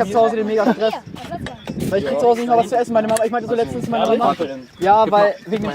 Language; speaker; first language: German; native; German